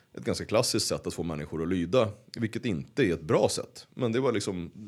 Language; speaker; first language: Swedish; native; Swedish